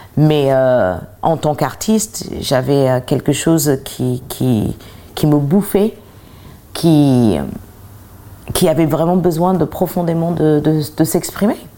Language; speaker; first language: French; early bilingual, other home language; English